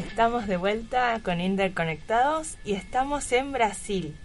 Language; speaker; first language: Spanish; non-native, learner; Portuguese